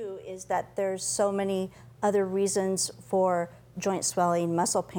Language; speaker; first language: English; native; English